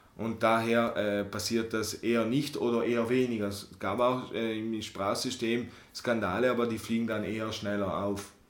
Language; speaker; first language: German; non-native, local second language; Italian